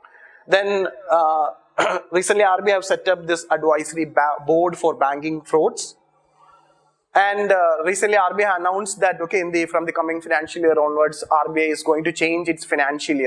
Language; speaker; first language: English; non-native, local second language; Malayalam